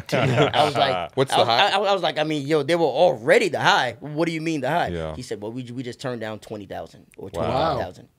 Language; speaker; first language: English; native; English